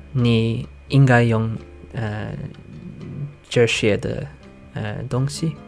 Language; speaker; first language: Chinese; non-native, learner; English